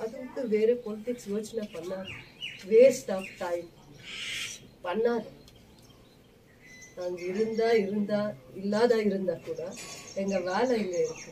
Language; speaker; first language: Tamil; non-native, local second language; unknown